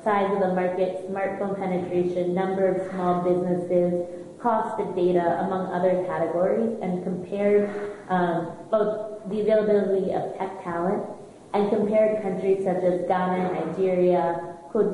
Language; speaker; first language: English; native; English